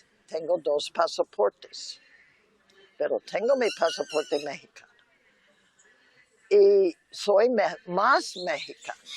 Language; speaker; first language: Spanish; early bilingual, other home language; English